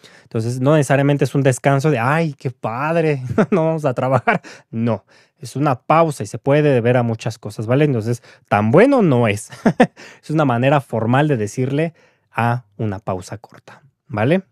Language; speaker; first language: Spanish; native; Spanish